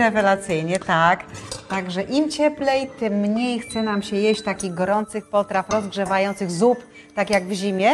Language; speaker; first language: Polish; native; Polish